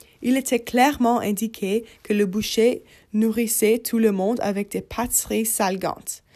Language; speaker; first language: French; non-native, learner; English